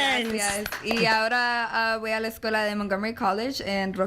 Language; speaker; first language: Spanish; early bilingual, heritage; Spanish